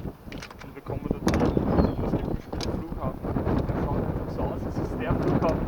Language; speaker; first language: German; native; German